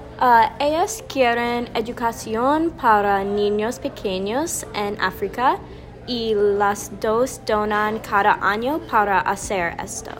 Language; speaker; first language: Spanish; non-native, learner; English